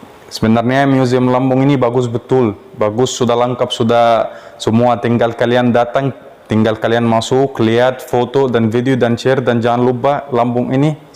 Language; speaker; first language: Indonesian; non-native, fluent; Arabic